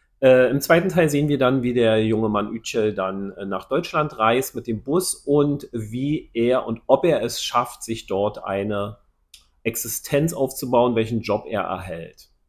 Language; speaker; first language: German; native; German